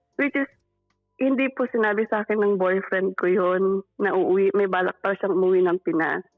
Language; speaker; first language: Filipino; non-native, local second language; Pangasinan